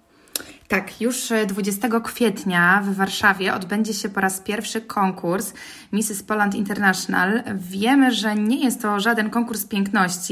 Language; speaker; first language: Polish; native; Polish